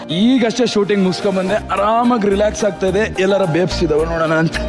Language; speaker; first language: Kannada; native; Kannada